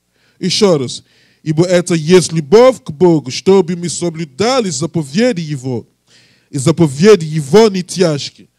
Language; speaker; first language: Russian; non-native, learner; English